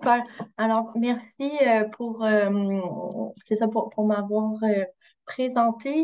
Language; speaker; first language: French; native; French